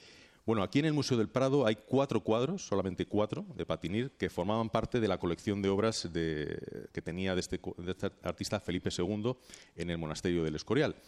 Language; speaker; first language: Spanish; native; Spanish